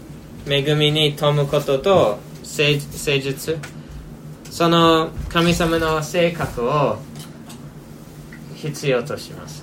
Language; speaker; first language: Japanese; non-native, fluent; English